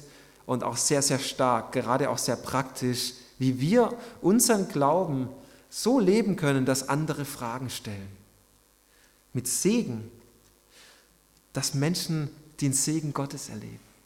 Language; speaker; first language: German; native; German